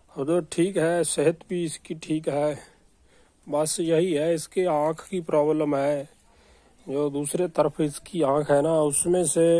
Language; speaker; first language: Hindi; non-native, local second language; Punjabi